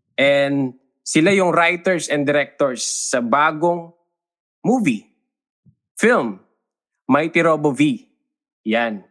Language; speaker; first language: Filipino; native; Filipino